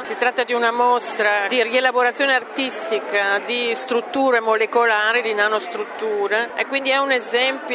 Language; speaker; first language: Italian; native; Italian